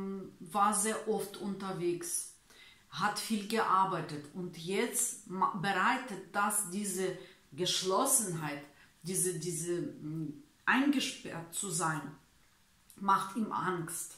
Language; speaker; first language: German; non-native, learner; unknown